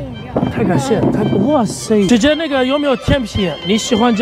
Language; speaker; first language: Chinese; non-native, fluent; Arabic